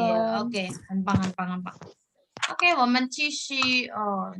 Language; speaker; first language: Chinese; non-native, fluent; Indonesian